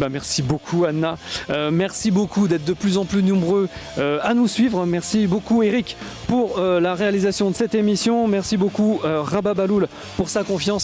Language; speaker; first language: French; native; French